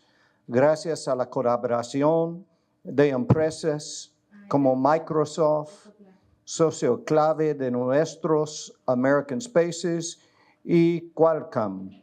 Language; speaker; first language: Spanish; non-native, learner; English